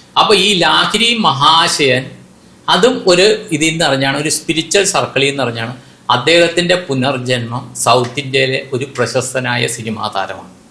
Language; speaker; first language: Malayalam; non-native, local second language; Konkani